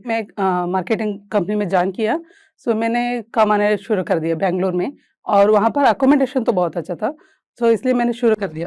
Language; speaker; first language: Hindi; non-native, local second language; Kannada